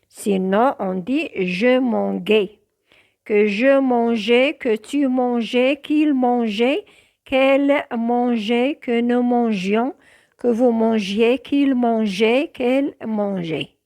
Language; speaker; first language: French; non-native, local second language; Arabic